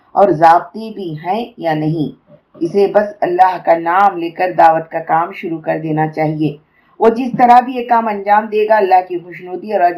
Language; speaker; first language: Urdu; native; Urdu